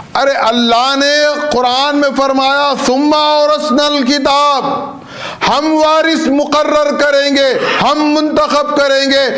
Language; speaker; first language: Urdu; native; Urdu